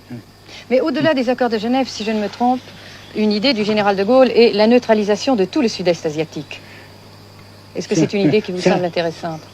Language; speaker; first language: French; native; French